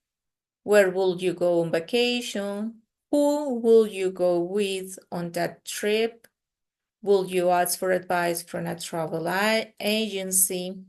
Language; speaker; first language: English; non-native, fluent; Spanish